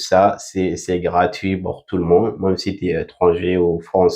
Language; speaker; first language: French; non-native, fluent; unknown